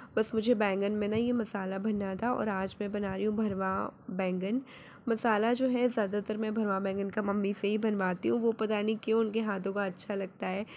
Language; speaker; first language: Hindi; native; Hindi